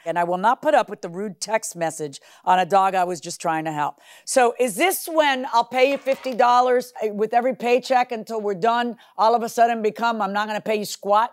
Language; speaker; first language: English; early bilingual, other home language; Spanish